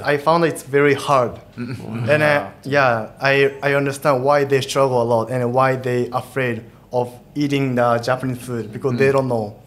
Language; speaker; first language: English; non-native, fluent; Japanese